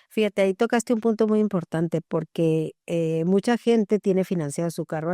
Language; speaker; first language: Spanish; native; Spanish